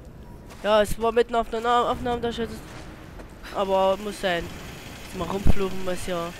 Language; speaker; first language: German; native; German